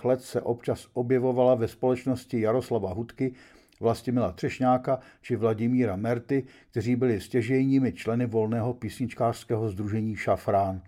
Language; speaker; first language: Czech; native; Czech